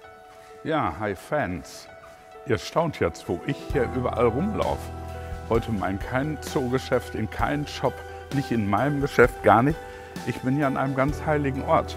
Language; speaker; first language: German; native; German